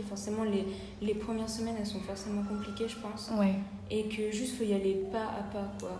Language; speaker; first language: French; native; French